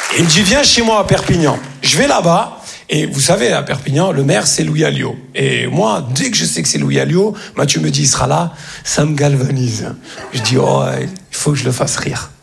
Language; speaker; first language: French; early bilingual, other home language; Arabic